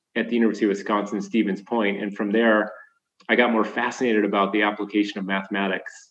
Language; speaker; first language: English; native; English